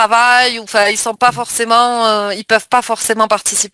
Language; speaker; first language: French; native; French